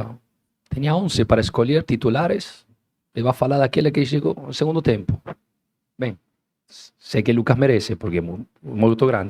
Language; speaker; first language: Portuguese; non-native, learner; Spanish